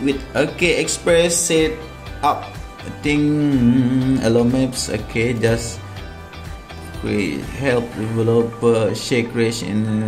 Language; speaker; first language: English; non-native, local second language; Malay